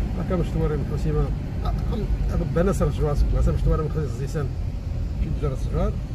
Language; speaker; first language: Arabic; non-native, local second language; Riffian